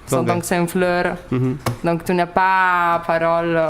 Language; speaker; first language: French; non-native, learner; Lithuanian